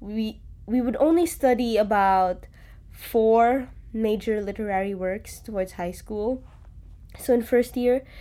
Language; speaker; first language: English; native; English